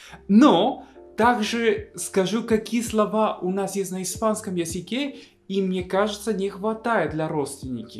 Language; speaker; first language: Russian; non-native, fluent; Spanish